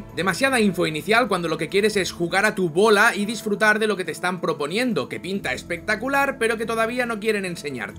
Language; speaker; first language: Spanish; native; Spanish